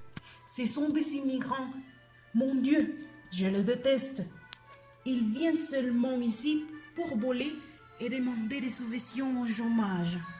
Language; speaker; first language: French; non-native, learner; Spanish